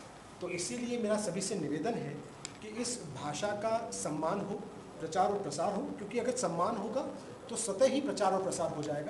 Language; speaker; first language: Hindi; non-native, local second language; Marwari